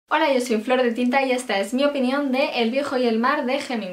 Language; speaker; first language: Spanish; native; Spanish